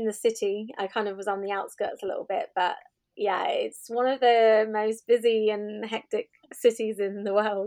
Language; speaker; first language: English; native; English